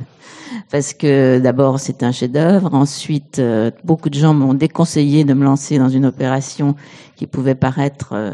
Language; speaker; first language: French; native; French